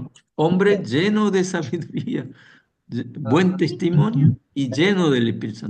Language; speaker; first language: Spanish; non-native, fluent; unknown